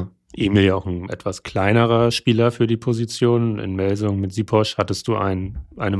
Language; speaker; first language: German; native; German